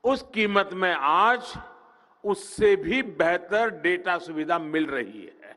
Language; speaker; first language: Hindi; non-native, local second language; Gujarati